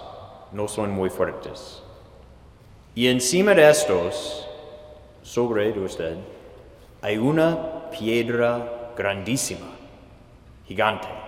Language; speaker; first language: Spanish; non-native, fluent; English